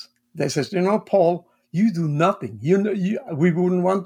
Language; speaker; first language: English; non-native, fluent; Swiss German